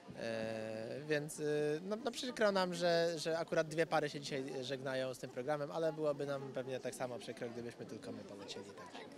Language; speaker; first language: Polish; native; Polish